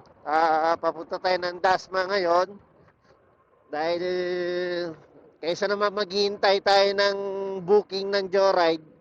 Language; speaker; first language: Filipino; native; Filipino